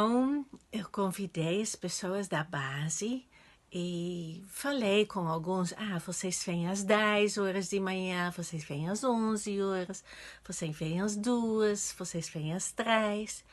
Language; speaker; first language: Portuguese; non-native, fluent; Dutch